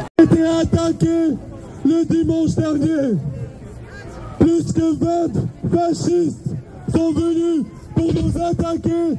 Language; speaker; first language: French; non-native, local second language; Turkish